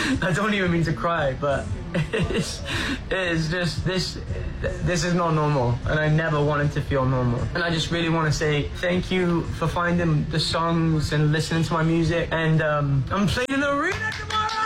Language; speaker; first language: English; native; English